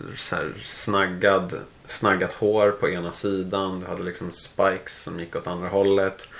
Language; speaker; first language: Swedish; native; Swedish